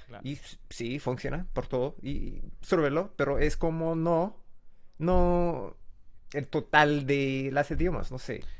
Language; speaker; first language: Spanish; non-native, learner; English